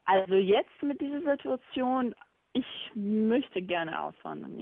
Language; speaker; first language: German; non-native, learner; Bosnian